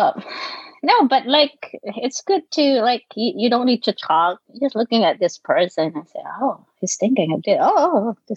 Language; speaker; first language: English; non-native, local second language; Filipino